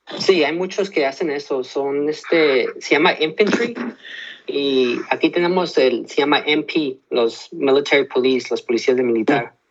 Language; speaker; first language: Spanish; early bilingual, heritage; Spanish